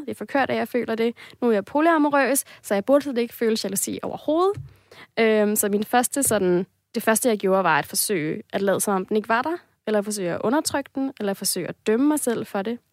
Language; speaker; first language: Danish; native; Danish